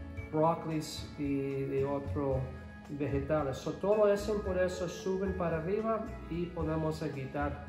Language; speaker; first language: Spanish; non-native, fluent; English